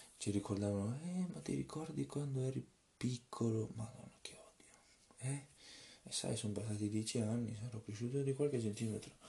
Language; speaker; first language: Italian; early bilingual, other home language; Russian